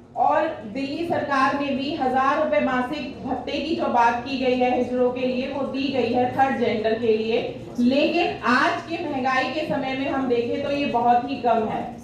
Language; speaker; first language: Hindi; native; Hindi